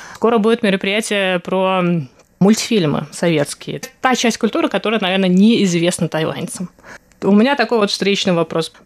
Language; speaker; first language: Russian; native; Russian